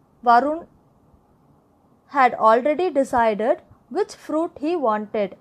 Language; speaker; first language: English; non-native, local second language; Tamil